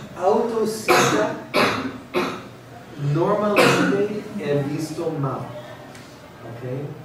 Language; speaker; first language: Portuguese; non-native, fluent; English